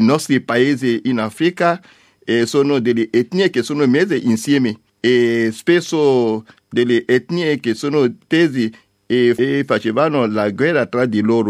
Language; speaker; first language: Italian; non-native, learner; French